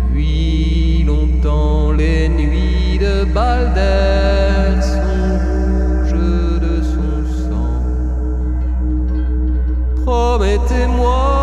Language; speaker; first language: French; native; French